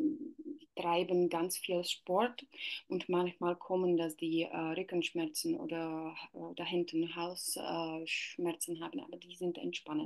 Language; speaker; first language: German; non-native, learner; Czech